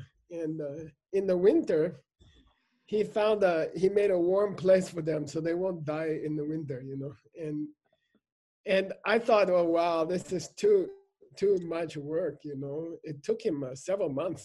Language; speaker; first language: English; native; English